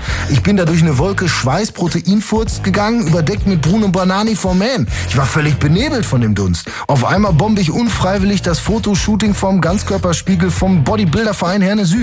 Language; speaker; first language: German; native; German